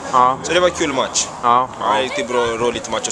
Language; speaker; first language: Swedish; non-native, fluent; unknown